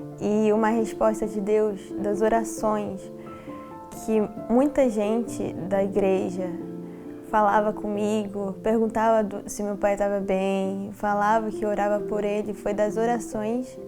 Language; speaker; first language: Portuguese; early bilingual, heritage; Portuguese